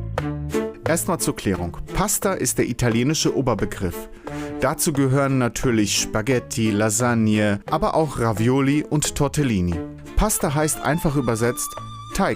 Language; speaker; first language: German; native; German